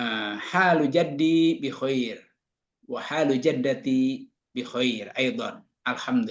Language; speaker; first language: Arabic; non-native, fluent; Indonesian